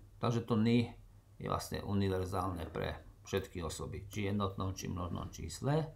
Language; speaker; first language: Slovak; native; Slovak